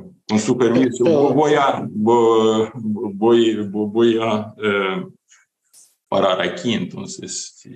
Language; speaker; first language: Spanish; non-native, fluent; Ukrainian